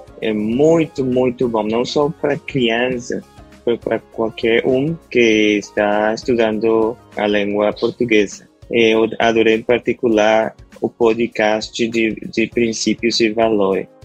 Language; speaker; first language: Portuguese; non-native, learner; Spanish